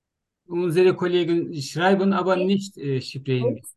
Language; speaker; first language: German; non-native, learner; Turkish